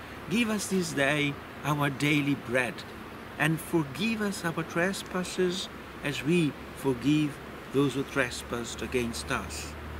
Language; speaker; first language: English; non-native, fluent; Italian